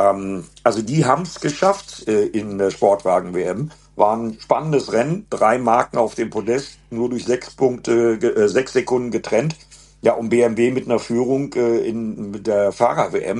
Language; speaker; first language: German; native; German